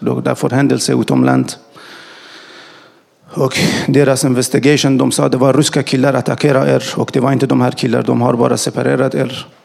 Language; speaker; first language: Swedish; non-native, learner; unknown